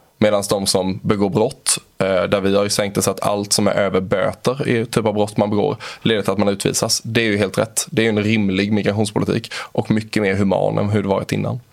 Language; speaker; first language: Swedish; native; Swedish